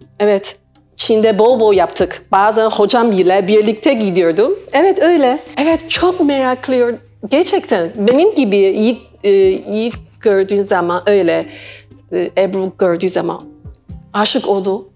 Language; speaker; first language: Turkish; non-native, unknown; Chinese